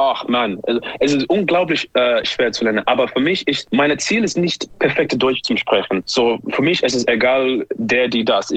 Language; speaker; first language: German; non-native, learner; English